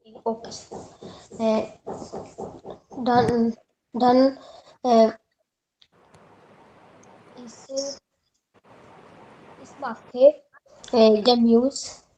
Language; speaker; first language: German; non-native, learner; Hindi